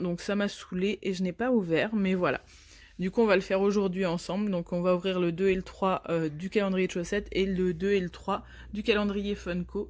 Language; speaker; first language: French; native; French